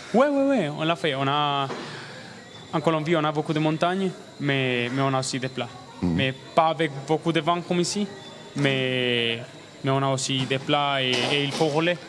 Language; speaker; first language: French; non-native, learner; Spanish